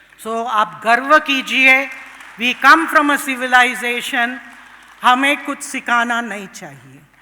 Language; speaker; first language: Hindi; non-native, local second language; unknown